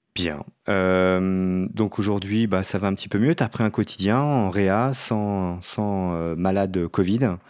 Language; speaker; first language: French; native; French